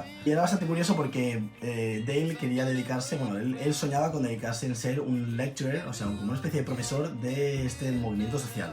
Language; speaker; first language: Spanish; native; Spanish